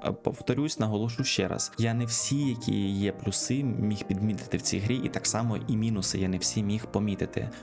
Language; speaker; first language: Ukrainian; native; Ukrainian